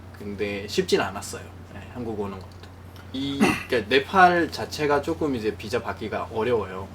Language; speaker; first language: Korean; non-native, fluent; Nepali